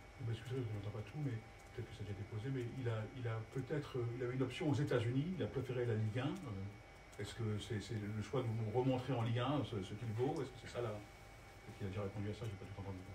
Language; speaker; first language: French; native; French